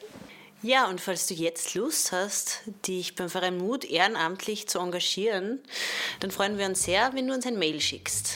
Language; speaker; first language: German; native; German